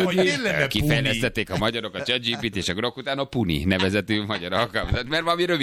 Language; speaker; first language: Hungarian; native; Hungarian